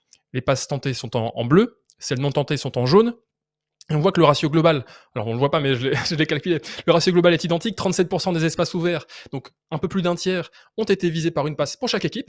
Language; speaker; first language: French; native; French